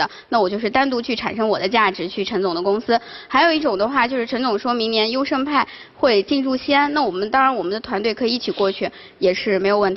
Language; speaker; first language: Chinese; native; Chinese